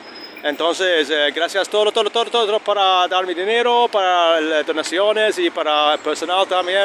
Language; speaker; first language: Spanish; non-native, learner; English